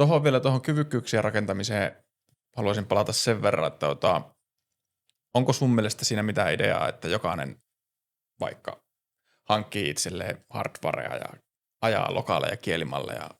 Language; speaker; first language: Finnish; native; Finnish